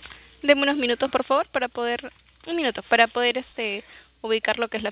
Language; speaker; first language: Spanish; native; Spanish